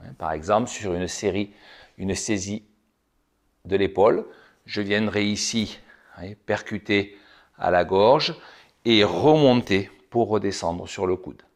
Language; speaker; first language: French; native; French